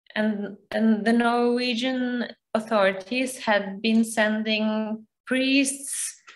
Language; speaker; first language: English; non-native, fluent; Norwegian